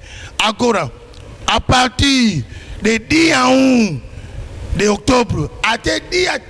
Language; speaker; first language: Portuguese; non-native, learner; Lingala